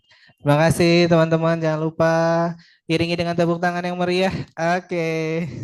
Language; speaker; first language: Indonesian; native; Indonesian